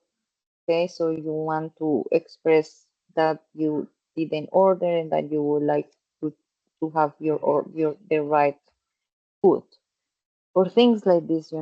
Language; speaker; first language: English; non-native, fluent; Spanish